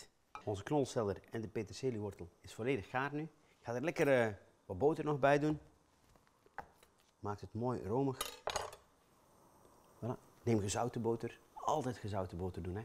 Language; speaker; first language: Dutch; native; Dutch